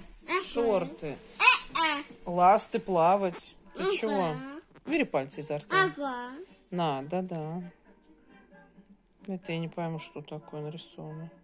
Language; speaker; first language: Russian; native; Russian